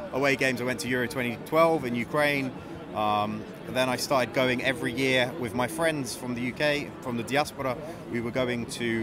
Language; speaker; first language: English; native; English